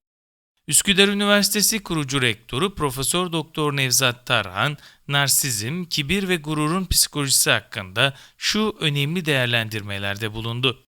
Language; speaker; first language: Turkish; native; Turkish